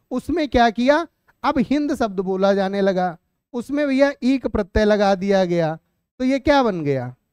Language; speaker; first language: Hindi; native; Hindi